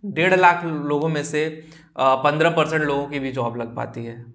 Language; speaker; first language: Hindi; native; Hindi